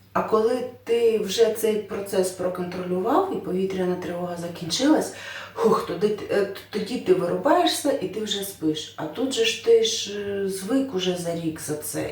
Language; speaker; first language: Ukrainian; non-native, local second language; Russian